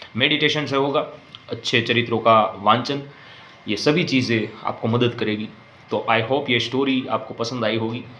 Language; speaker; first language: Hindi; non-native, local second language; Gujarati